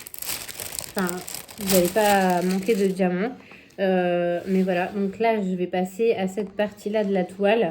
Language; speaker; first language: French; native; French